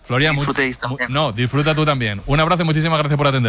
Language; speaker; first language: Spanish; native; Spanish